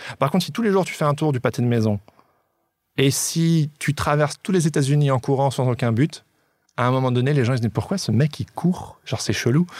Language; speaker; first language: French; native; French